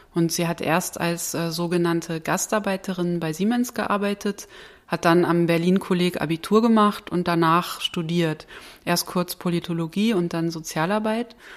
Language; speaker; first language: German; native; German